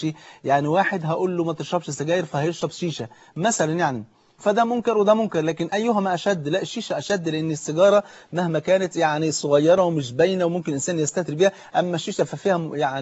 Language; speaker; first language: Arabic; native; Arabic